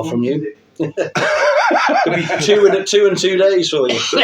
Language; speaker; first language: English; native; English